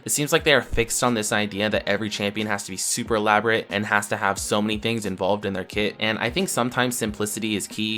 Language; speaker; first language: English; native; English